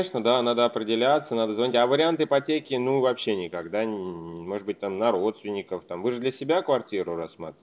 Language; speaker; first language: Russian; native; Russian